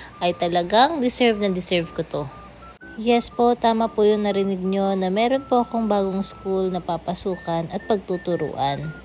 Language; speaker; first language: Filipino; non-native, local second language; Masbatenyo